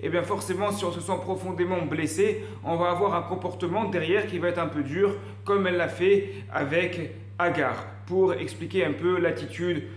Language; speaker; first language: French; native; French